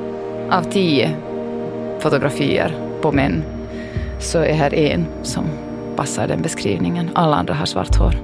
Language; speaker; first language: Swedish; native; Swedish